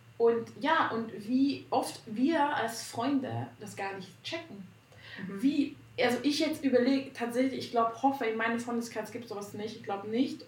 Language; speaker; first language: German; non-native, fluent; Hungarian